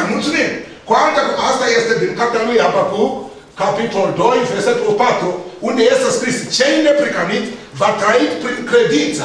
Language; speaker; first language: Romanian; non-native, learner; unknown